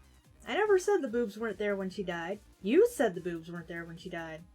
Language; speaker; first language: English; native; English